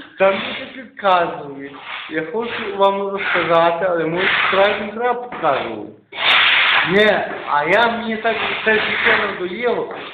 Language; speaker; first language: Ukrainian; native; Ukrainian